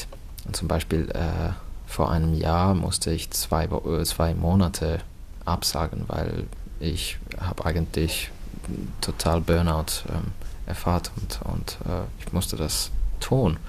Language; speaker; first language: German; non-native, fluent; Finnish